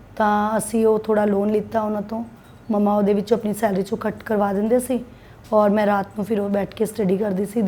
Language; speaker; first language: Punjabi; non-native, local second language; Hindi